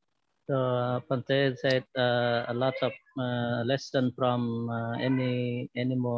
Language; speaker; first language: English; non-native, learner; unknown